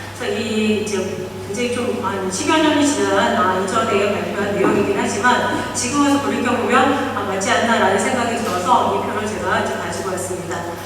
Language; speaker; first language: Korean; native; Korean